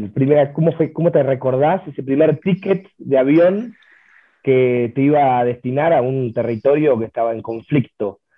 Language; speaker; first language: Spanish; native; Spanish